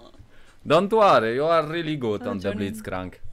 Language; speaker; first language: English; non-native, learner; Polish